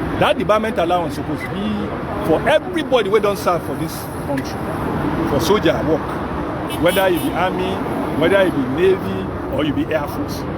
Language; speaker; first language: Nigerian Pidgin; non-native, local second language; Yoruba